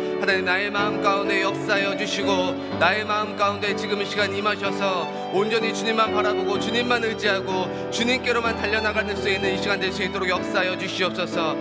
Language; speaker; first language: Korean; native; Korean